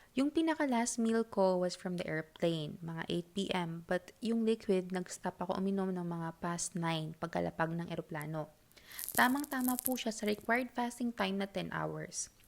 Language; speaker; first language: Filipino; native; Filipino